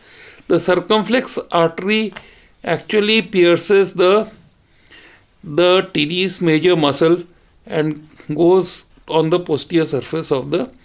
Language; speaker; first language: English; non-native, local second language; Hindi